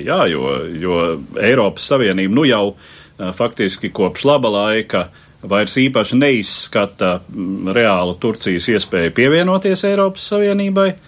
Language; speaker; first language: Latvian; early bilingual, heritage; Latvian